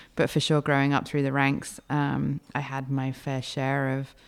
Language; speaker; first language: English; native; English